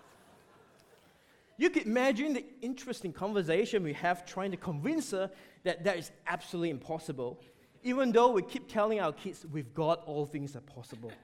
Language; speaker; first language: English; non-native, local second language; Chinese